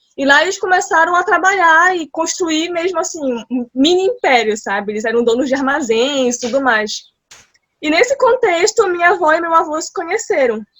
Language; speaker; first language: Portuguese; early bilingual, heritage; Portuguese